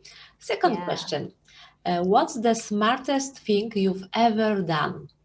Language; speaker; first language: English; non-native, fluent; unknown